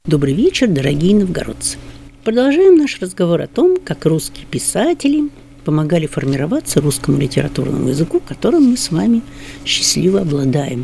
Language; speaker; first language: Russian; native; Russian